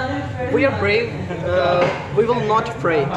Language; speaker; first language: English; non-native, local second language; Urdu